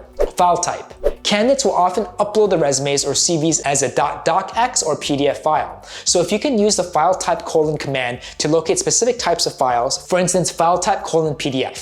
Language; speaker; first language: English; native; English